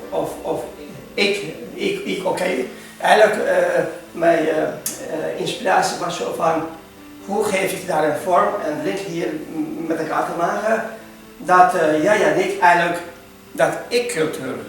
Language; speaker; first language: Dutch; non-native, fluent; Hungarian